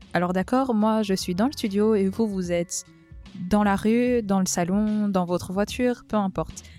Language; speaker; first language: French; native; French